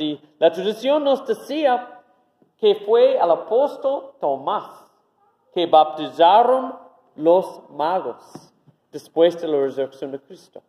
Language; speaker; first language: Spanish; non-native, fluent; English